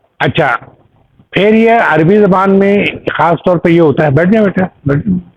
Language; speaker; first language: Urdu; native; Urdu